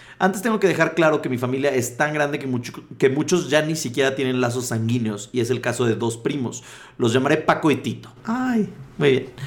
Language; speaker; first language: Spanish; native; Spanish